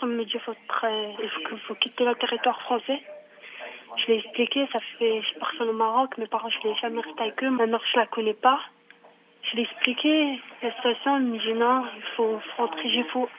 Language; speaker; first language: French; non-native, fluent; Arabic